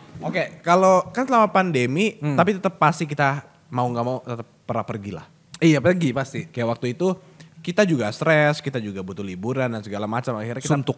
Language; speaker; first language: Indonesian; native; Indonesian